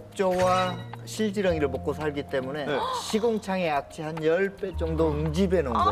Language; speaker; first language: Korean; native; Korean